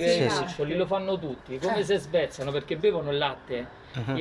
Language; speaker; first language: Italian; native; Italian